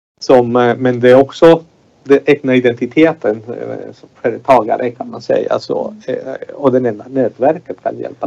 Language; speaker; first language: Swedish; non-native, fluent; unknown